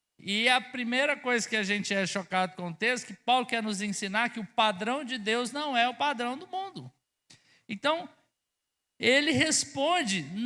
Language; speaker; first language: Portuguese; native; Portuguese